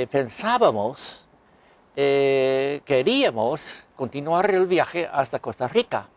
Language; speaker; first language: Spanish; non-native, fluent; English